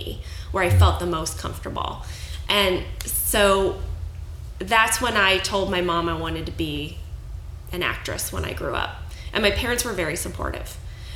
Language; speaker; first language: English; native; English